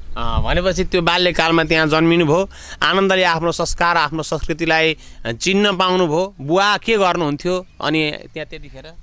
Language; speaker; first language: Nepali; native; Nepali